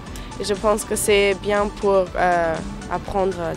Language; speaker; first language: French; non-native, learner; German